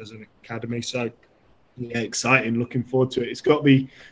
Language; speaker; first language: English; native; English